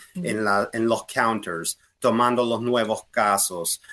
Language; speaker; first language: Spanish; early bilingual, heritage; Spanish